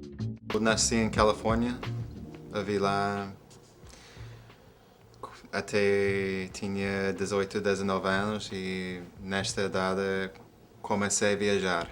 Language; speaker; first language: Portuguese; non-native, fluent; English